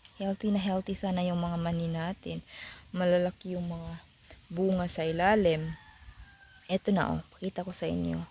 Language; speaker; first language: Filipino; non-native, local second language; Cebuano